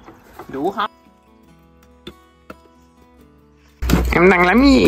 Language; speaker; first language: Vietnamese; non-native, learner; French